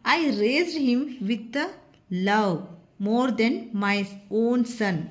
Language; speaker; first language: English; non-native, local second language; Kannada